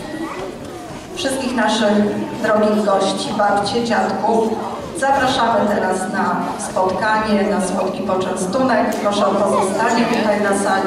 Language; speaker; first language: Polish; native; Polish